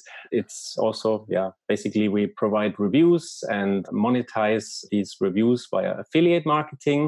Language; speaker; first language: English; non-native, fluent; German